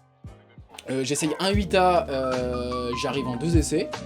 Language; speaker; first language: French; native; French